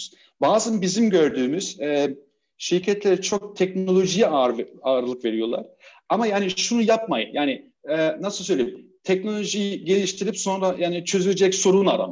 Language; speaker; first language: Turkish; early bilingual, heritage; Turkish